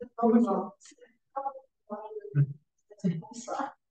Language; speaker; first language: French; non-native, learner; Portuguese